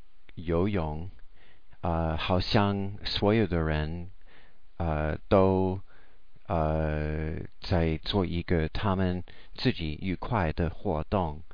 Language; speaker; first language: Chinese; non-native, learner; English